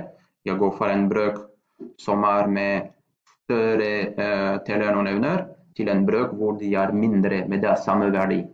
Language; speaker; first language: Norwegian; non-native, fluent; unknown